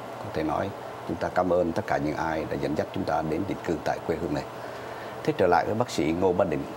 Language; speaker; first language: Vietnamese; native; Vietnamese